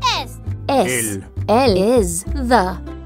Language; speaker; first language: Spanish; non-native, learner; English